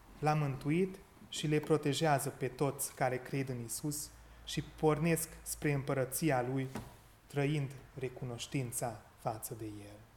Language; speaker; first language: Romanian; non-native, local second language; Hungarian